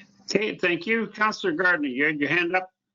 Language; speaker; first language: English; native; English